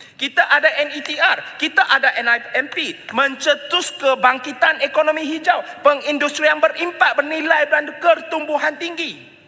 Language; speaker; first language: Malay; non-native, local second language; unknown